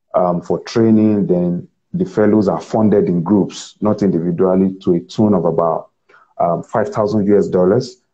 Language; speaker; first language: English; non-native, local second language; Yoruba